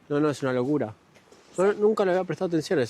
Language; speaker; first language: Spanish; native; Spanish